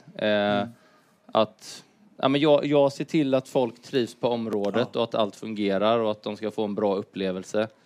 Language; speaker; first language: Swedish; native; Swedish